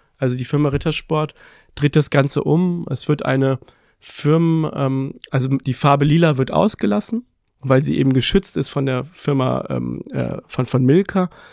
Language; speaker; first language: German; early bilingual, other home language; Persian